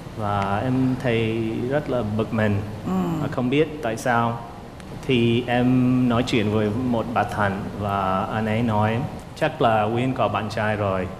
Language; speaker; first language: Vietnamese; non-native, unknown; English